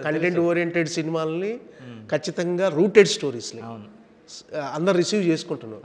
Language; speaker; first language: Telugu; native; Telugu